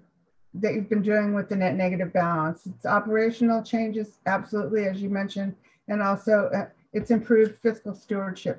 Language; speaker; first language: English; native; English